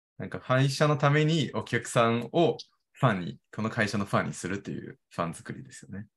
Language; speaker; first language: Japanese; non-native, fluent; Chinese